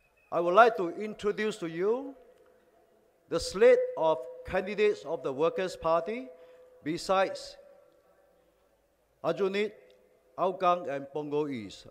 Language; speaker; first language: English; non-native, local second language; Min Nan Chinese